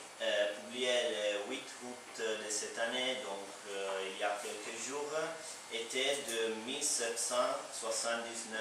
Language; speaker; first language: French; non-native, learner; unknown